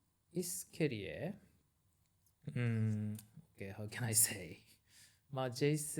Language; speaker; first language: English; non-native, learner; Japanese